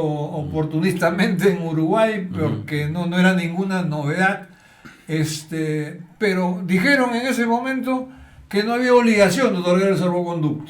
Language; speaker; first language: Spanish; native; Spanish